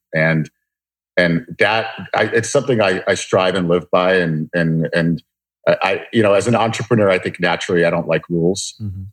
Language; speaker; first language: English; early bilingual, other home language; Russian